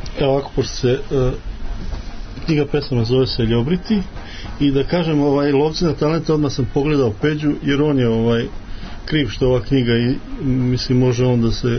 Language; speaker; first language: Serbian; native; Serbian